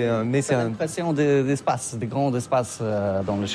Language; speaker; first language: French; non-native, learner; Polish